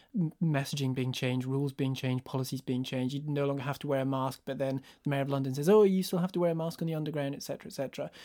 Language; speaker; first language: English; native; English